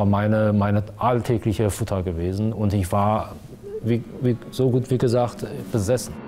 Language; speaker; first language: German; non-native, fluent; Chinese